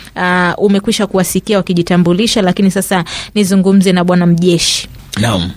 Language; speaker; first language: Swahili; native; Swahili